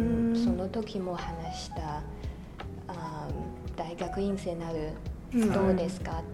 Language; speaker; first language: Japanese; non-native, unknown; Chinese